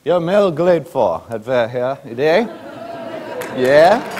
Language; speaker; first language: Danish; non-native, learner; English